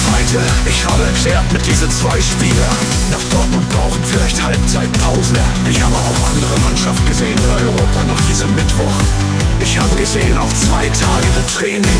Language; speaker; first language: German; non-native, learner; Italian